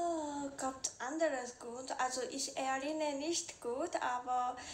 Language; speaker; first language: German; non-native, learner; Korean